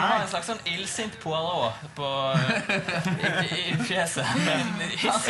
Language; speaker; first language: Norwegian; native; Norwegian